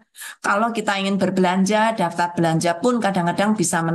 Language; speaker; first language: Indonesian; native; Indonesian